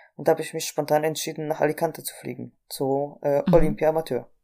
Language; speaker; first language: German; non-native, fluent; Polish